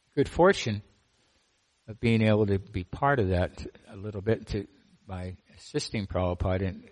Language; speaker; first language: English; native; English